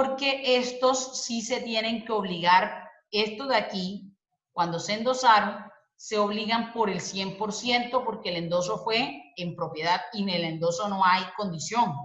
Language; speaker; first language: Spanish; native; Spanish